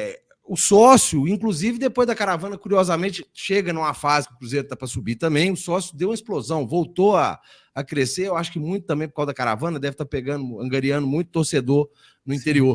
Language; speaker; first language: Portuguese; native; Portuguese